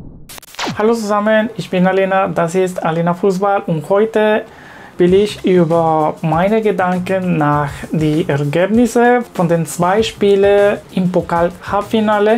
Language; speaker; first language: German; non-native, learner; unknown